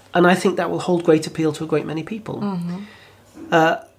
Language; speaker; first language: English; native; English